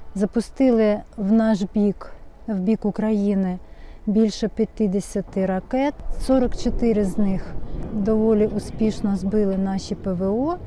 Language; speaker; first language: Ukrainian; non-native, local second language; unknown